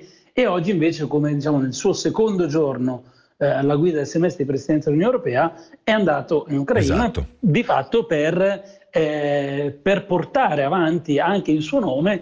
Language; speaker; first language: Italian; native; Italian